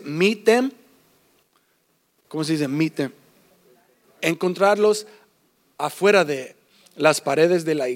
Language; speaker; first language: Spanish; early bilingual, heritage; English